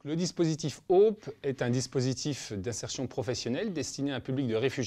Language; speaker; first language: French; native; French